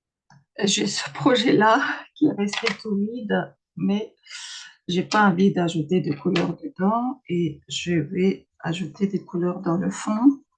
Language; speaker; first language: French; non-native, fluent; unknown